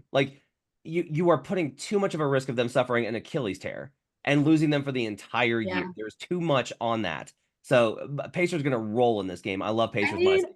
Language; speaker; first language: English; native; English